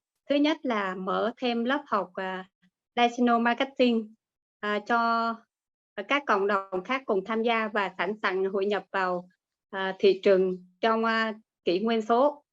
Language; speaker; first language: Vietnamese; native; Vietnamese